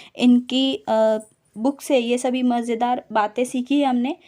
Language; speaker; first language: Hindi; non-native, local second language; Marathi